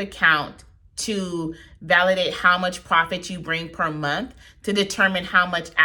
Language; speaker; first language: English; native; English